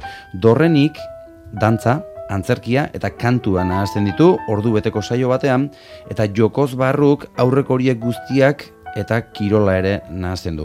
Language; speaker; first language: Basque; native; Basque